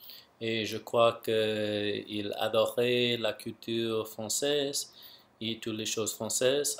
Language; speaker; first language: French; non-native, local second language; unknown